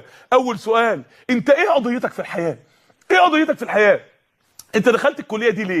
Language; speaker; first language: Arabic; native; Arabic